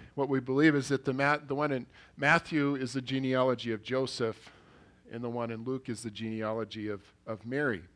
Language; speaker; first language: English; early bilingual, other home language; Norwegian